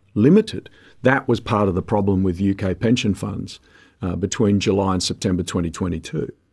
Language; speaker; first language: English; native; English